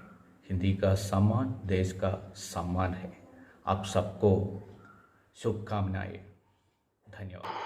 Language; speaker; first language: Hindi; non-native, local second language; Malayalam